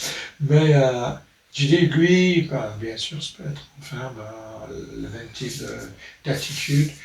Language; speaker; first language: French; non-native, fluent; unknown